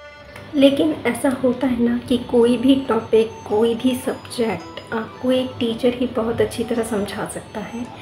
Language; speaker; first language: Hindi; native; Hindi